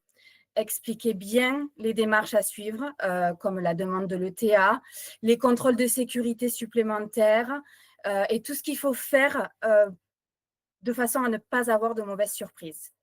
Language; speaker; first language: French; native; French